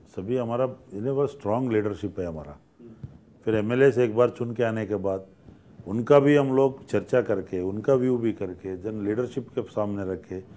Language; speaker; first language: Hindi; non-native, local second language; Telugu